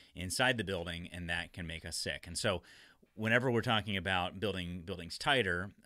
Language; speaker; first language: English; native; English